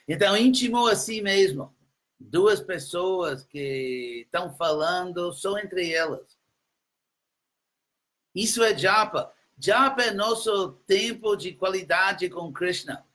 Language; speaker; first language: Portuguese; non-native, fluent; English